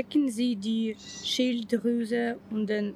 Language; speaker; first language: German; non-native, fluent; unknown